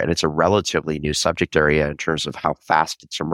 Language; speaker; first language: English; native; English